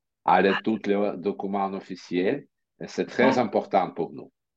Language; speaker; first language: French; non-native, learner; Ukrainian